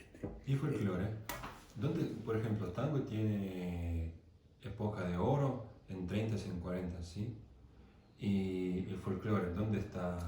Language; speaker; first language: Spanish; non-native, fluent; Russian